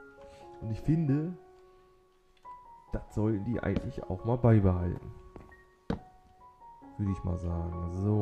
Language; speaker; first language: German; native; German